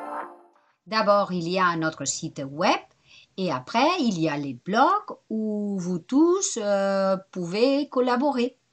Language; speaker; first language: French; non-native, fluent; Spanish